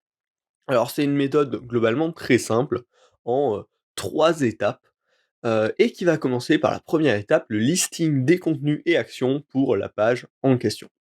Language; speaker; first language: French; native; French